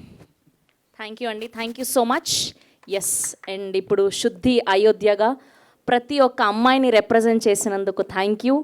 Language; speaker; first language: Telugu; native; Telugu